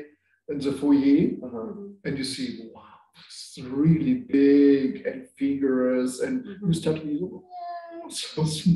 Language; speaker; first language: English; non-native, learner; German